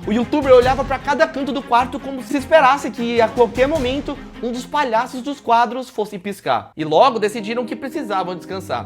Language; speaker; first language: Portuguese; native; Portuguese